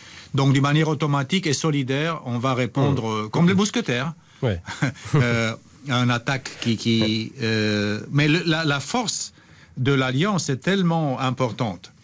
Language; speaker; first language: French; non-native, fluent; Romanian